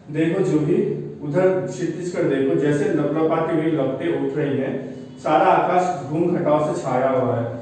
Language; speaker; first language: Hindi; non-native, local second language; Telugu